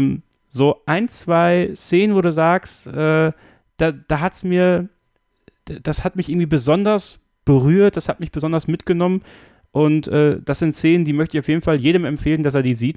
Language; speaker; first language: German; native; German